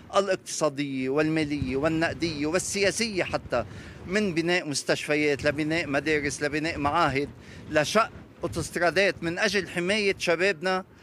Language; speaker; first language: Arabic; native; Arabic